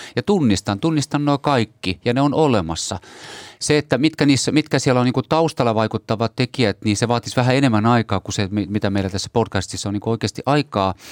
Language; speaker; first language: Finnish; native; Finnish